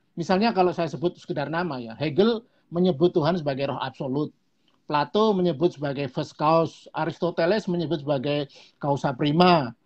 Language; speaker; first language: Indonesian; non-native, local second language; Javanese